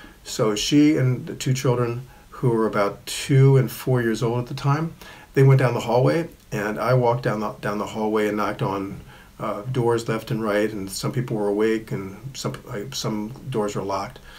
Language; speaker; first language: English; native; English